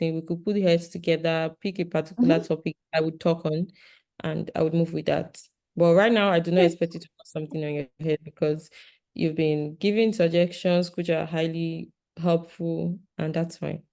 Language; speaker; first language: English; non-native, local second language; Yoruba